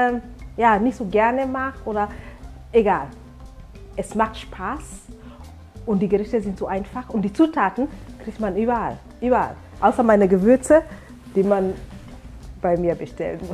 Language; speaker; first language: German; non-native, fluent; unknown